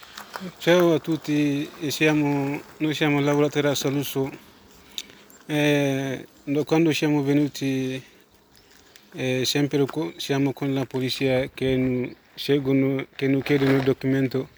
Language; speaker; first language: Italian; non-native, learner; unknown